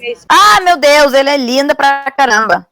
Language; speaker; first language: Portuguese; non-native, learner; Spanish